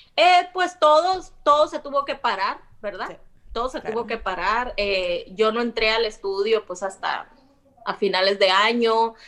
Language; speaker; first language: Spanish; native; Spanish